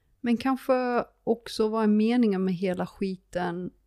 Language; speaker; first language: Swedish; non-native, fluent; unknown